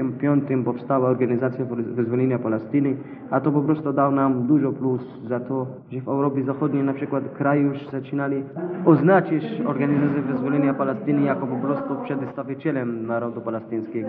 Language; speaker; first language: Polish; non-native, learner; Arabic